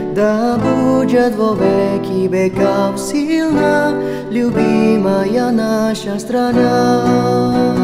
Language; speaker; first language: Russian; non-native, learner; Indonesian